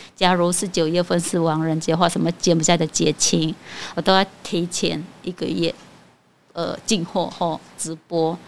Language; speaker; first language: Chinese; non-native, fluent; Khmer